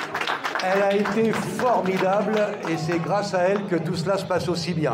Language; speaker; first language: French; native; French